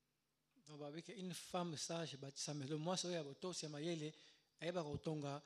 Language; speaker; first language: German; non-native, learner; Lingala